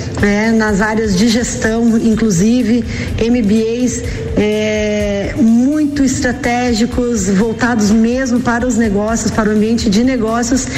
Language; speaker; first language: Portuguese; native; Portuguese